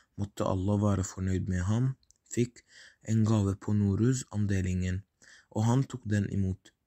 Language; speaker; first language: Norwegian; non-native, fluent; Arabic